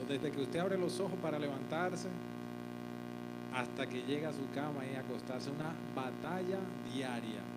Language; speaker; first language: Spanish; native; Spanish